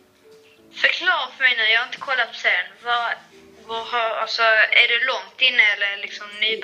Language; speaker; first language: Swedish; native; Swedish